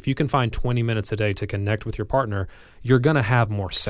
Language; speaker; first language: English; native; English